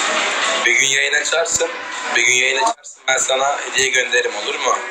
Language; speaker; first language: Turkish; native; Turkish